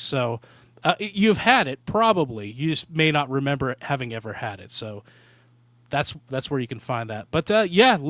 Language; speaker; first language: English; native; English